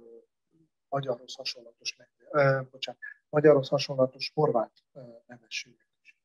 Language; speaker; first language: Hungarian; native; Hungarian